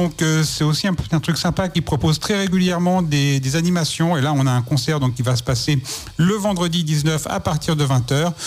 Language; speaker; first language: French; native; French